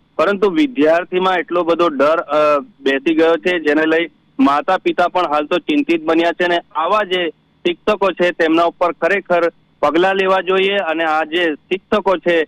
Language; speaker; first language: Gujarati; native; Gujarati